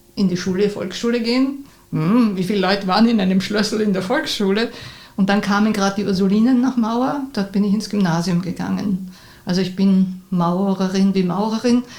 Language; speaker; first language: German; native; German